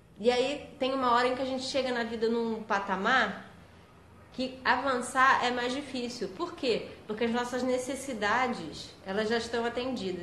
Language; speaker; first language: Portuguese; native; Portuguese